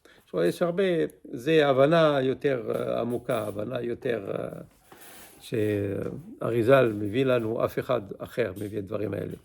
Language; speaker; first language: Hebrew; non-native, fluent; English